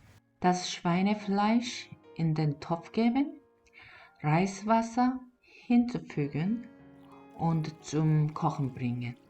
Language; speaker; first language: German; non-native, fluent; Korean